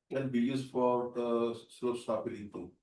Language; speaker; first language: English; non-native, learner; Indonesian